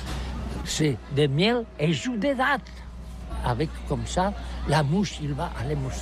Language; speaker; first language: French; non-native, learner; Catalan